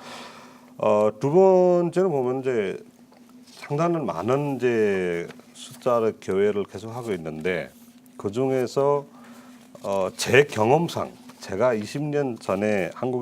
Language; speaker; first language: Korean; non-native, fluent; Nepali